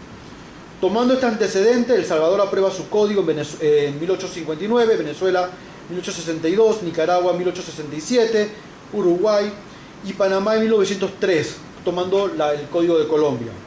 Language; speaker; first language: Spanish; native; Spanish